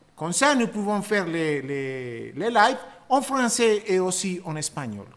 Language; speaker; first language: French; non-native, learner; Spanish